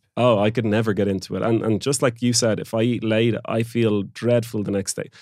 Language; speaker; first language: English; native; English